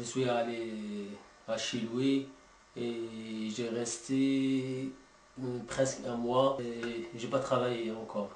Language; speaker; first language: French; non-native, learner; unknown